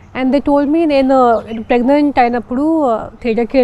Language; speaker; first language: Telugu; non-native, local second language; Hindi